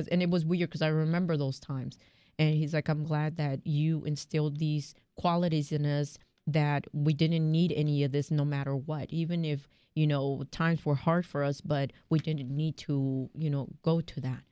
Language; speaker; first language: English; early bilingual, other home language; Spanish